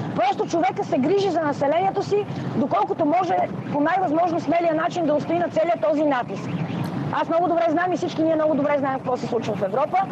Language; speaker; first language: Bulgarian; native; Bulgarian